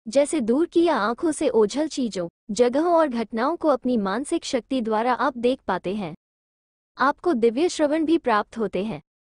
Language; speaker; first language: Hindi; native; Hindi